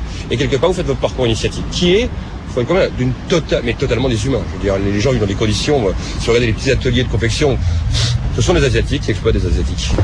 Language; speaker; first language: French; native; French